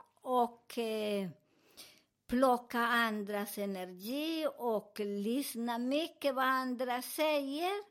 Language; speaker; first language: Swedish; non-native, learner; Spanish